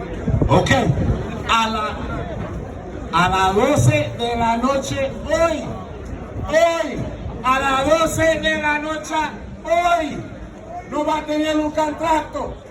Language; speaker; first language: Spanish; non-native, learner; English